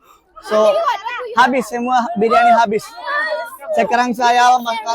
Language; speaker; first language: Indonesian; non-native, learner; Malayalam